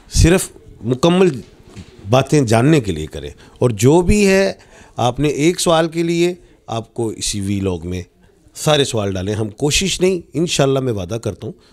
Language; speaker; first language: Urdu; non-native, local second language; Punjabi